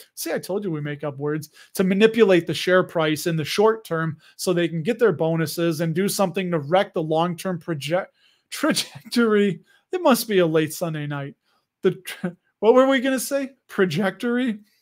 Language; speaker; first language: English; native; English